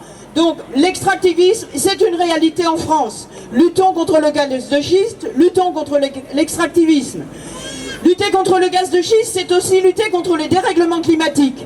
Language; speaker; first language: French; native; French